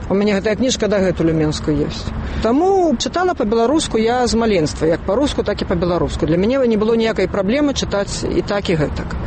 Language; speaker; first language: Belarusian; native; Belarusian